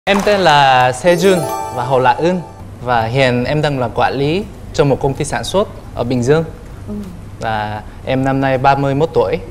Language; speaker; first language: Vietnamese; non-native, fluent; Korean